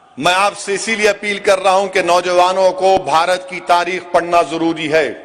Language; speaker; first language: Urdu; native; Urdu